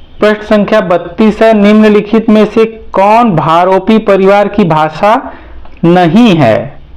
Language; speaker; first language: Hindi; native; Hindi